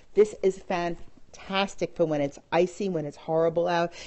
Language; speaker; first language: English; native; English